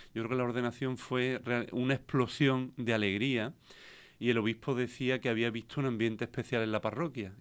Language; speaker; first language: Spanish; native; Spanish